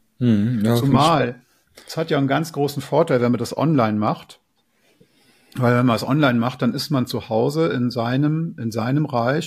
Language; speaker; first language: German; native; German